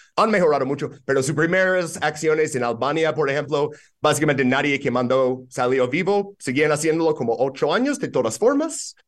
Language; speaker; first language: Spanish; non-native, fluent; English